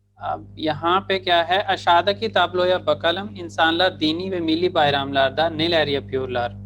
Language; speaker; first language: Turkish; non-native, fluent; Urdu